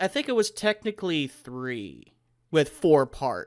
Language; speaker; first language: English; native; English